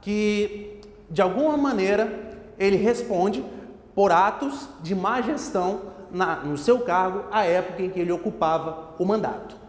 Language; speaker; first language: Portuguese; native; Portuguese